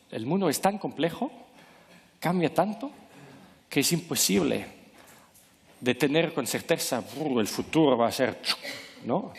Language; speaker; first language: Spanish; non-native, fluent; French